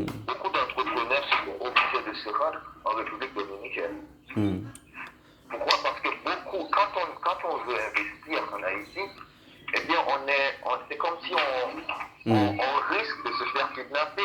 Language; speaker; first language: French; non-native, local second language; Haitian Creole